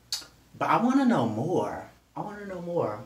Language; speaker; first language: English; native; English